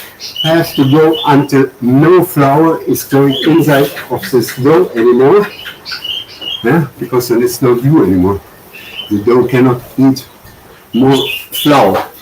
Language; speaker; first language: English; non-native, learner; German